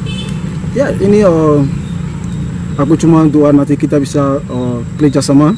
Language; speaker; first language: Indonesian; non-native, learner; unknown